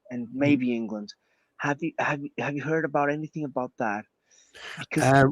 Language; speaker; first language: English; non-native, fluent; Portuguese